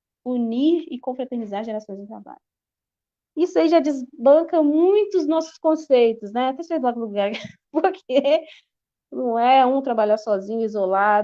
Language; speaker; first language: Portuguese; native; Portuguese